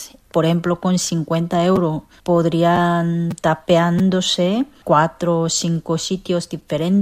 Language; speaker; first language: Spanish; non-native, fluent; Korean